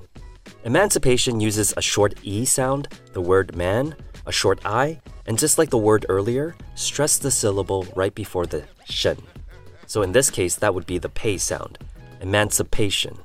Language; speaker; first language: English; native; English